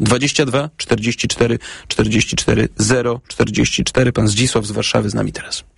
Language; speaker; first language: Polish; native; Polish